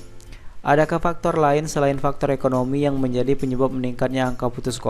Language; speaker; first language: Indonesian; native; Indonesian